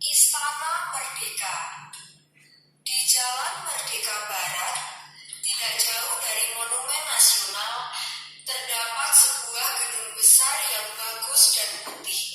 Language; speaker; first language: Indonesian; non-native, learner; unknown